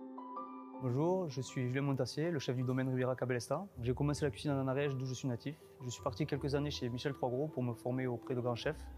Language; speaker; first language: French; native; French